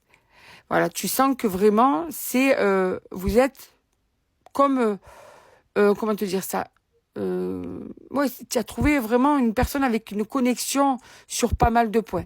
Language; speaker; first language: French; native; French